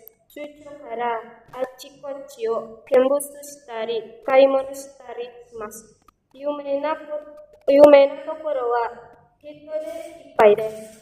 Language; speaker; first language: Japanese; non-native, learner; Indonesian